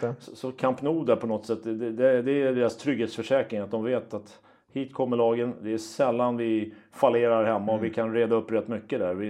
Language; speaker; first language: Swedish; native; Swedish